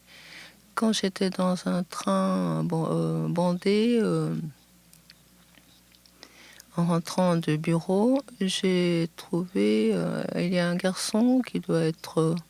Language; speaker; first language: French; non-native, fluent; Japanese